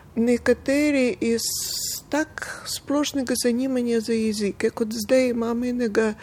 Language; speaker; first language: Slovenian; non-native, fluent; Russian